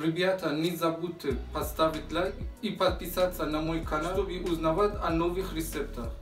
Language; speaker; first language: Russian; non-native, fluent; Persian